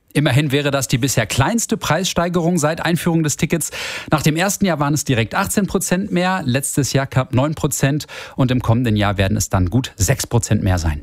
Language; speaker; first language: German; native; German